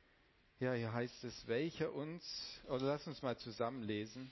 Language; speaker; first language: German; non-native, fluent; Romanian